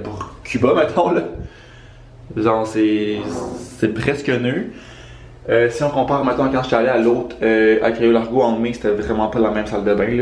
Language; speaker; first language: French; native; French